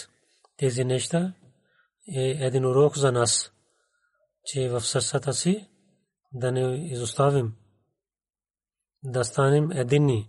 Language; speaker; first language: Bulgarian; non-native, learner; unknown